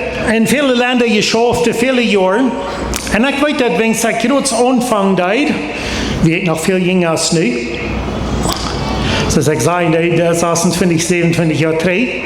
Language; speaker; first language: German; non-native, learner; Plautdietsch